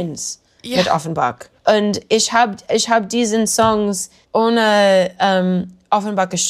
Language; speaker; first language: German; non-native, learner; English